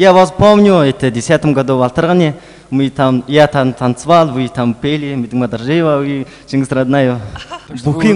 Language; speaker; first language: Russian; non-native, local second language; Buriat